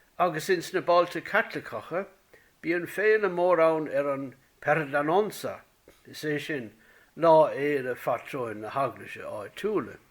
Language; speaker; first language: Irish; native; Irish